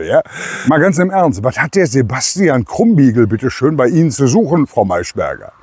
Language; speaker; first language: German; native; German